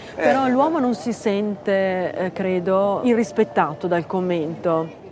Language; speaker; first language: Italian; native; Italian